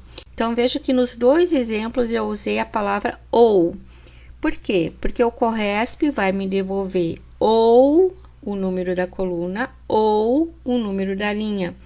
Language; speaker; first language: Portuguese; native; Portuguese